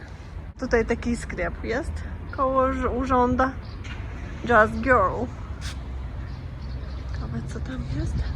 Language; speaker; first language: Polish; non-native, fluent; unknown